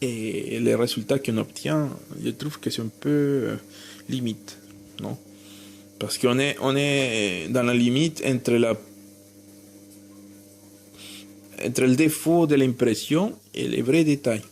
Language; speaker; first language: French; non-native, fluent; Spanish